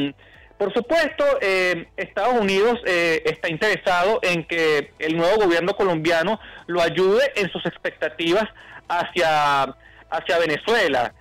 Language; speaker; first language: Spanish; native; Spanish